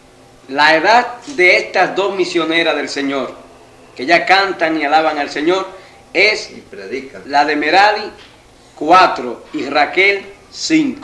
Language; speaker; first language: Spanish; native; Spanish